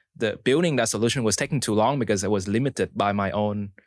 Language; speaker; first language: English; early bilingual, other home language; Vietnamese